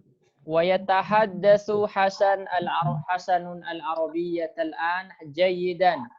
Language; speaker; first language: Arabic; non-native, fluent; Indonesian